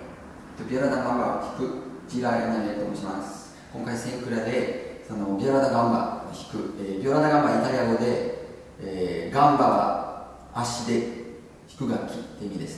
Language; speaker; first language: Japanese; non-native, learner; French